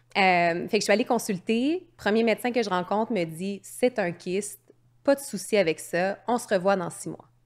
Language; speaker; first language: French; native; French